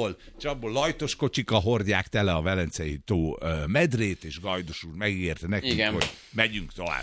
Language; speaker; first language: Hungarian; native; Hungarian